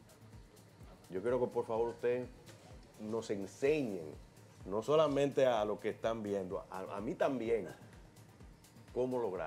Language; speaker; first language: Spanish; native; Spanish